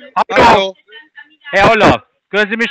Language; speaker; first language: German; non-native, learner; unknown